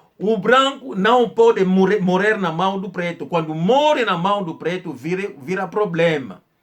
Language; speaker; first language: Portuguese; non-native, local second language; Kongo